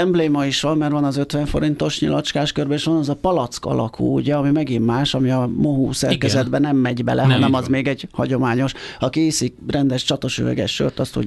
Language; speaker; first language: Hungarian; native; Hungarian